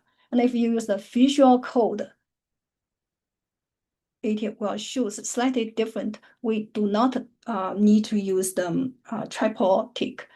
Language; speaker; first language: English; non-native, fluent; Chinese